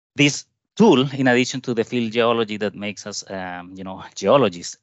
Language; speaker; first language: English; non-native, fluent; Spanish